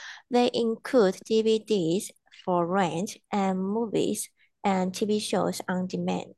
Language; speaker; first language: English; non-native, learner; Chinese